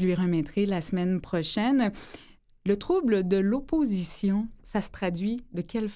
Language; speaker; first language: French; native; French